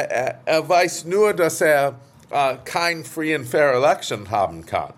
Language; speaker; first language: German; non-native, fluent; English